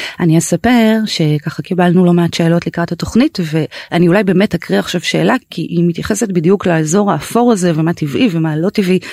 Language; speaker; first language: Hebrew; native; Hebrew